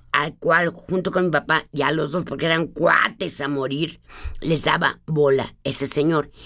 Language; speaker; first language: Spanish; native; Spanish